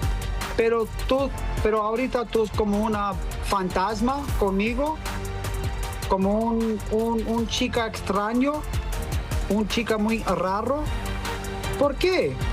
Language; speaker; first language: Spanish; non-native, learner; English